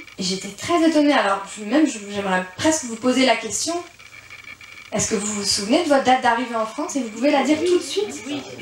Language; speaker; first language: French; early bilingual, other home language; Persian